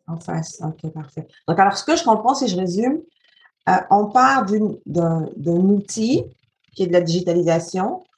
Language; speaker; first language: French; native; French